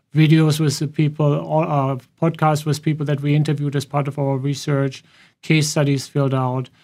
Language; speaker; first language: English; non-native, fluent; German